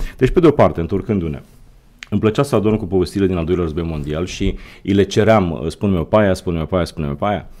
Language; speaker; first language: Romanian; native; Romanian